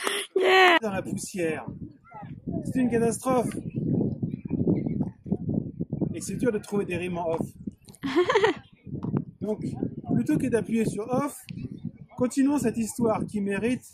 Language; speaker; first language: French; native; French